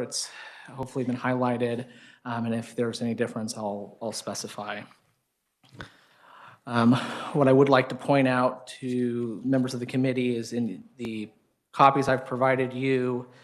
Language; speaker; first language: English; native; English